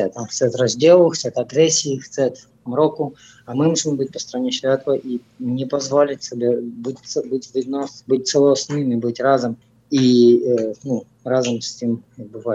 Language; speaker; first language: Polish; non-native, fluent; Russian